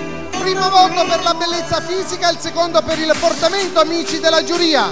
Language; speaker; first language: Italian; native; Italian